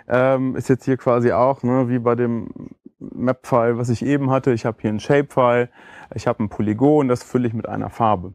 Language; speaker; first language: German; native; German